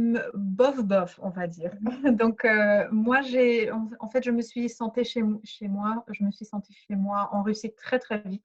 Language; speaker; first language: French; early bilingual, other home language; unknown